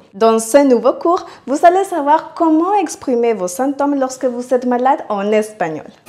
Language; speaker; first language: French; non-native, fluent; Spanish